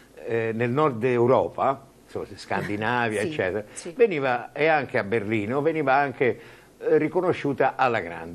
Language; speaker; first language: Italian; native; Italian